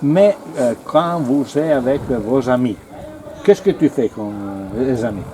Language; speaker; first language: French; non-native, learner; Italian